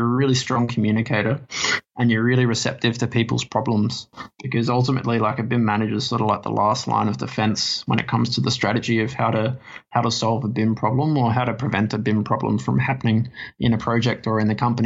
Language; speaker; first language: English; native; English